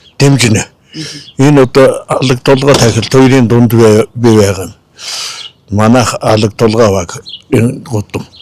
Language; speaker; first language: Mongolian; native; Mongolian